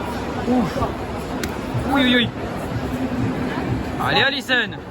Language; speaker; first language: French; native; French